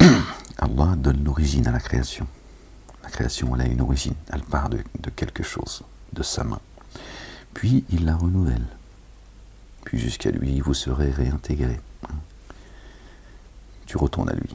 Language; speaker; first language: French; native; French